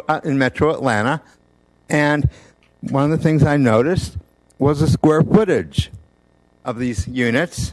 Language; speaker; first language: English; native; English